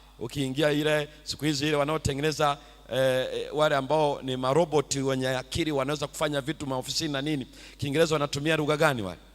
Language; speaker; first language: Swahili; native; Swahili